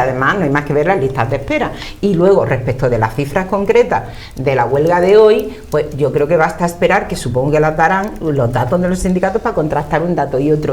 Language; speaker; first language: Spanish; native; Spanish